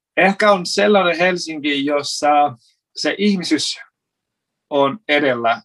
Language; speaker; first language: Finnish; non-native, fluent; Persian